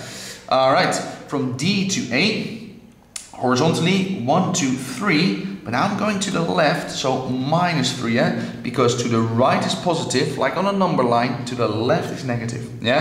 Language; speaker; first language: English; non-native, fluent; Dutch